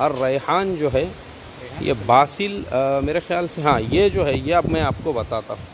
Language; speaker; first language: Hindi; native; Hindi